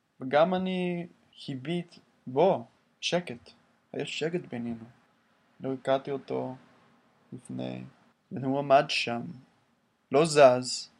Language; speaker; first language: Hebrew; non-native, learner; English